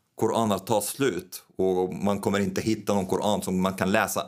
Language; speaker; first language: Swedish; non-native, fluent; Arabic